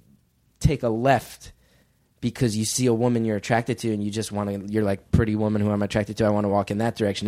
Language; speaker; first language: English; native; English